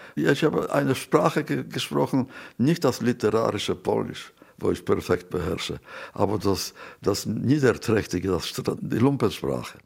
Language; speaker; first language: German; non-native, fluent; Yiddish